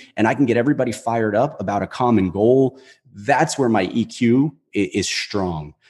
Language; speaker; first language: English; native; English